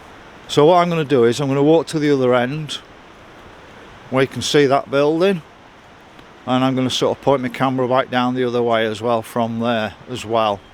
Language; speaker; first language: English; native; English